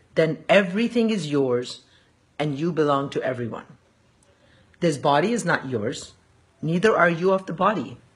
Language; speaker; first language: English; early bilingual, other home language; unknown